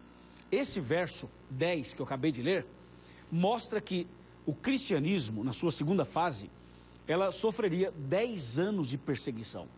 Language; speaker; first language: Portuguese; native; Portuguese